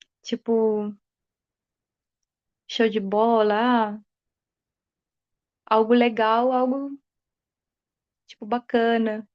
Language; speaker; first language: Portuguese; non-native, fluent; Spanish